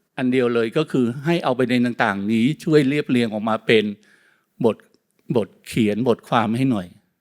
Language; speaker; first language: Thai; native; Thai